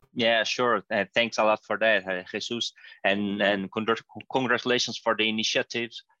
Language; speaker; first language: English; non-native, fluent; Portuguese